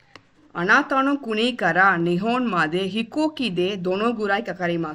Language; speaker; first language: Japanese; non-native, fluent; Tamil